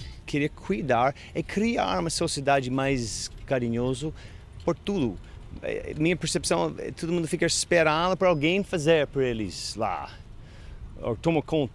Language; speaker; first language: Portuguese; non-native, fluent; English